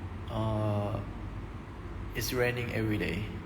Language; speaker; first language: English; non-native, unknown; Thai